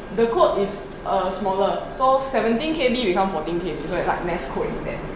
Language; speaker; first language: English; non-native, local second language; Min Nan Chinese